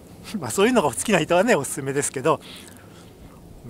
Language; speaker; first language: Japanese; native; Japanese